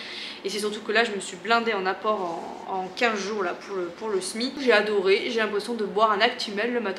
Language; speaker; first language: French; native; French